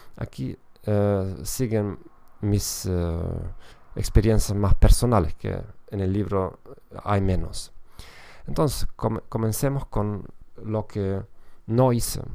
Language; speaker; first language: Spanish; non-native, fluent; German